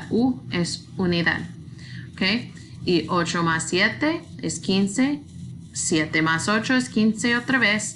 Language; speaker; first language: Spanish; non-native, learner; English